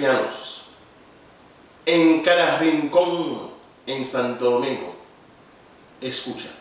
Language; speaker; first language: Spanish; non-native, learner; Haitian Creole